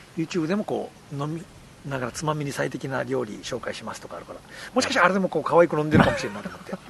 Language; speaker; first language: Japanese; native; Japanese